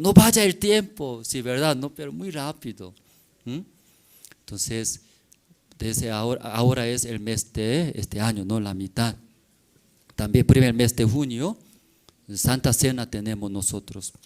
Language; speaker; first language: Spanish; non-native, learner; Korean